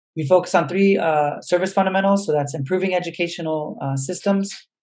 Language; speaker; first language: English; native; English